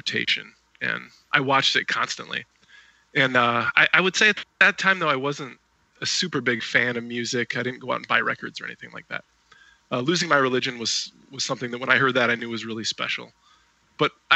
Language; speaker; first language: English; native; English